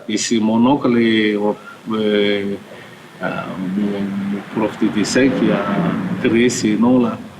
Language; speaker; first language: French; non-native, local second language; Malagasy